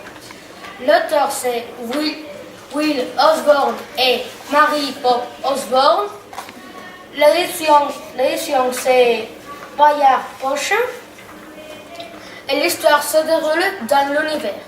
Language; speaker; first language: French; non-native, learner; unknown